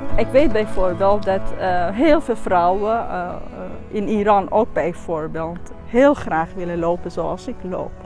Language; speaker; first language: Dutch; non-native, fluent; Persian